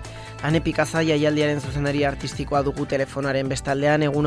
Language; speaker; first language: Basque; native; Basque